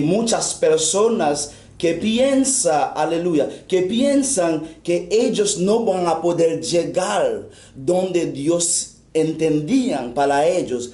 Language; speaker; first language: Spanish; non-native, fluent; Haitian Creole